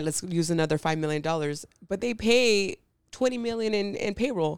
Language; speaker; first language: English; early bilingual, other home language; Spanish